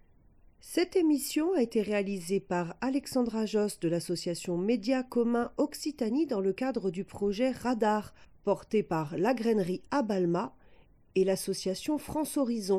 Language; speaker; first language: French; native; French